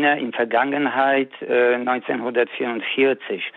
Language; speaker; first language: German; non-native, fluent; Polish